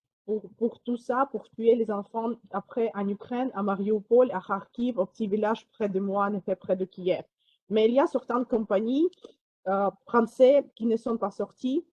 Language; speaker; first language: French; non-native, fluent; Ukrainian